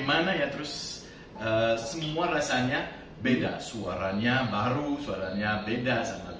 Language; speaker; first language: Indonesian; non-native, fluent; French